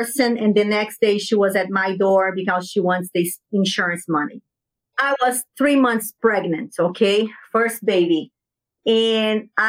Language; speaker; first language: English; non-native, fluent; Portuguese